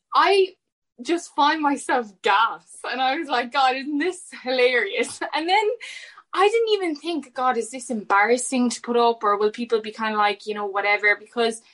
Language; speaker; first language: English; native; English